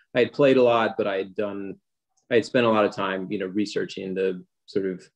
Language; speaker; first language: English; native; English